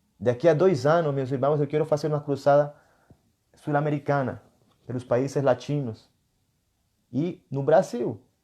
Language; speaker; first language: Portuguese; non-native, fluent; Spanish